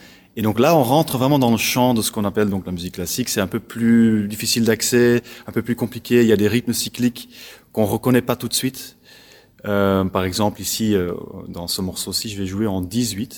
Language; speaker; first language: French; non-native, local second language; Dutch